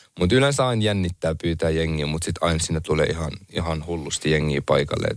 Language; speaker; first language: Finnish; early bilingual, other home language; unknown